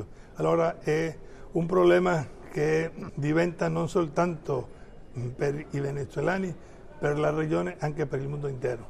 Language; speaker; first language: Italian; non-native, fluent; Spanish